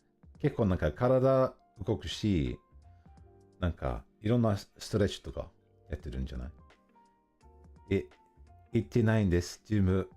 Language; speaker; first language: Japanese; non-native, learner; English